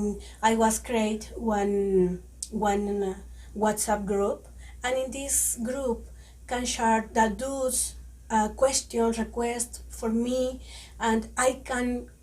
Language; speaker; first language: English; non-native, learner; Spanish